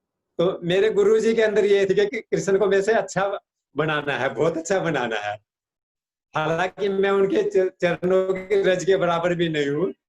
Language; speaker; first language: Hindi; native; Hindi